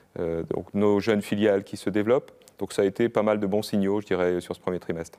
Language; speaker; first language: French; native; French